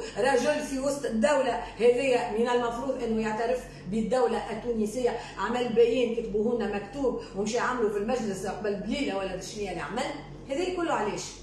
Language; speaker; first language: Arabic; native; Arabic